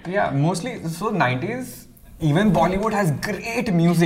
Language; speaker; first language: English; non-native, local second language; Hindi